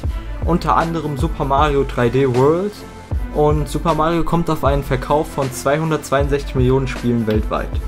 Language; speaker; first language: German; native; German